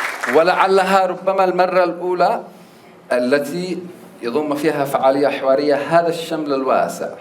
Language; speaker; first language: Arabic; native; Arabic